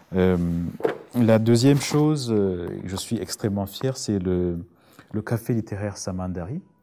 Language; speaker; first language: French; non-native, local second language; Rundi